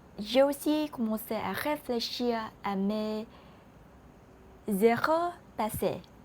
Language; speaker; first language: French; non-native, learner; Vietnamese